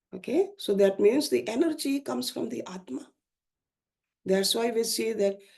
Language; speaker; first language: English; non-native, local second language; Hindi